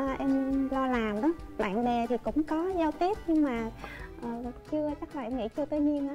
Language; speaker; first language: Vietnamese; native; Vietnamese